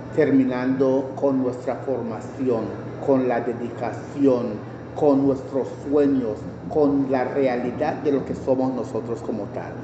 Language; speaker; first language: Spanish; non-native, local second language; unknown